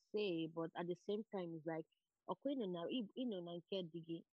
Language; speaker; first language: English; non-native, local second language; Igbo